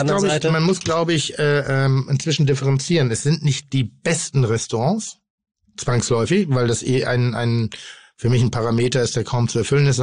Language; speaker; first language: German; native; German